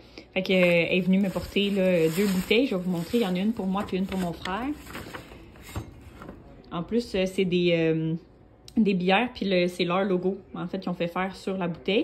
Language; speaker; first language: French; native; French